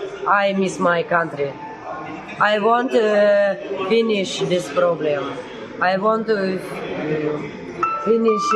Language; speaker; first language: English; non-native, learner; Russian